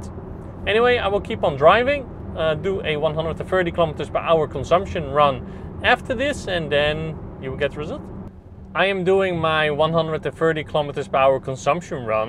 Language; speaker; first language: English; non-native, fluent; Dutch